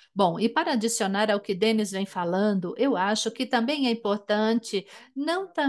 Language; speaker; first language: Portuguese; non-native, fluent; German